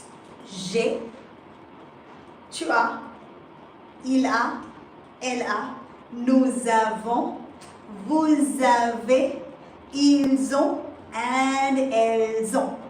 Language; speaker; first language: French; non-native, fluent; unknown